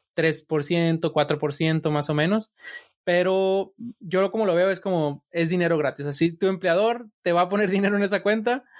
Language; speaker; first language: Spanish; native; Spanish